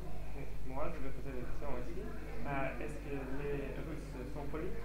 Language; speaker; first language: French; non-native, learner; Russian